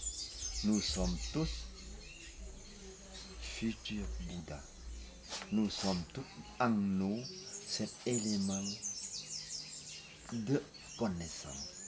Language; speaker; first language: French; non-native, fluent; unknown